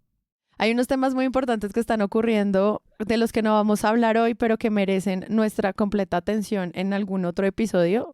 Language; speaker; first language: Spanish; native; Spanish